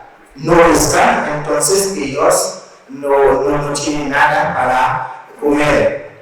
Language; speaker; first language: Spanish; non-native, learner; Haitian Creole